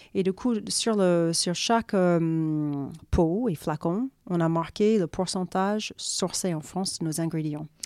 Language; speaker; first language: French; non-native, fluent; English